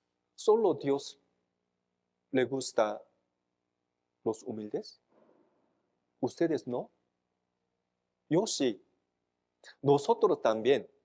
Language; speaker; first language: Spanish; non-native, fluent; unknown